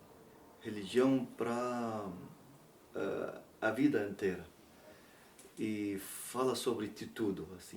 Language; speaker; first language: Portuguese; non-native, learner; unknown